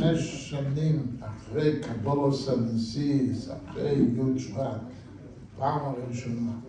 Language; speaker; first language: Hebrew; non-native, fluent; Yiddish